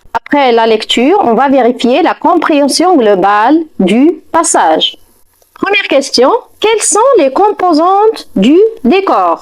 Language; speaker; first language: French; non-native, fluent; Arabic